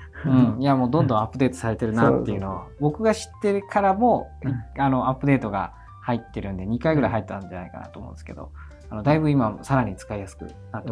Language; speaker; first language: Japanese; native; Japanese